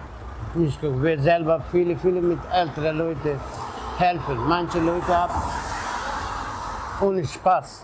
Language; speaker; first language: German; non-native, learner; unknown